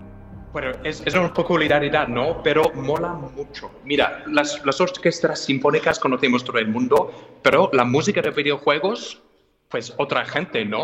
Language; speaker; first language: Spanish; non-native, fluent; English